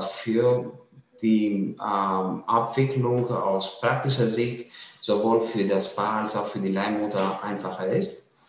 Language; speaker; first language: German; non-native, fluent; Greek